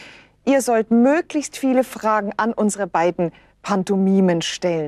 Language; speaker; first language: German; native; German